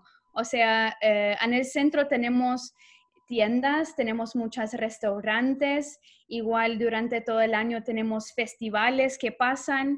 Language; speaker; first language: Spanish; non-native, fluent; English